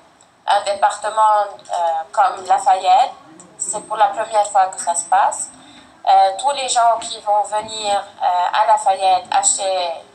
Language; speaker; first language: French; non-native, fluent; Arabic